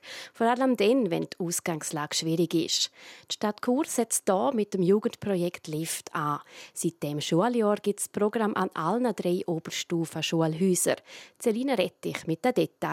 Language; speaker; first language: German; native; German